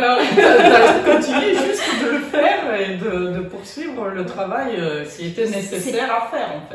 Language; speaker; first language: French; non-native, fluent; Russian